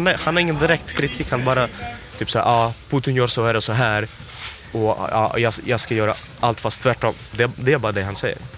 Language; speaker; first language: Swedish; early bilingual, other home language; Russian